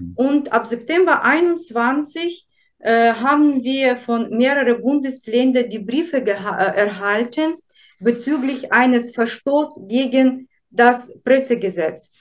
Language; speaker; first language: German; non-native, fluent; Russian